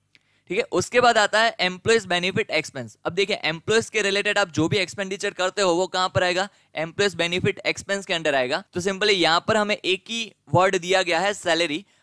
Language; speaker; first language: Hindi; non-native, local second language; Gujarati